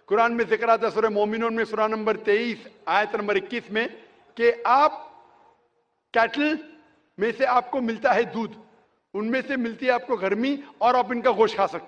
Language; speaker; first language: Hindi; native; Hindi